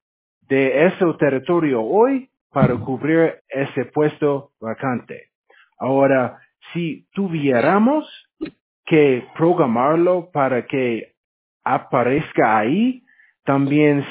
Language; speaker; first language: Spanish; non-native, fluent; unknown